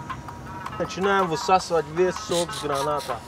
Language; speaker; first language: Russian; non-native, local second language; Tajik